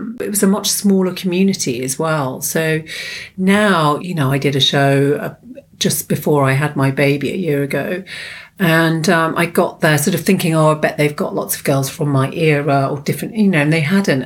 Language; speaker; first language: English; native; English